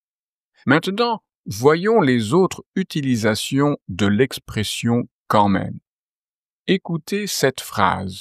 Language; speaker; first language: French; native; French